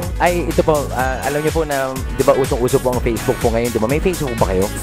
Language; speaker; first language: Filipino; native; Filipino